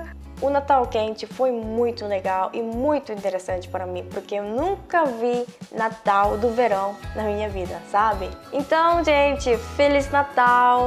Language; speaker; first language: Portuguese; non-native, fluent; Korean